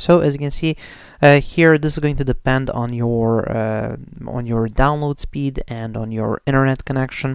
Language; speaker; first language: English; non-native, fluent; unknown